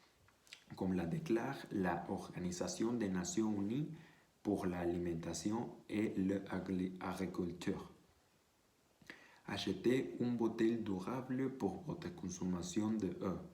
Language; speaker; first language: French; non-native, learner; Spanish